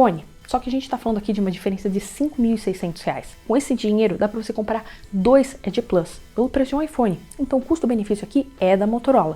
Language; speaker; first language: Portuguese; native; Portuguese